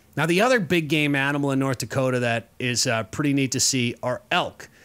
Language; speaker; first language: English; native; English